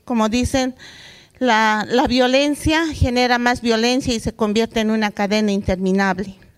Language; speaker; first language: Spanish; non-native, local second language; Aymara